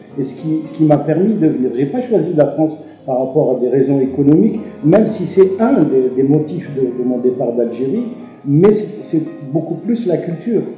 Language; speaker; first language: French; non-native, local second language; Arabic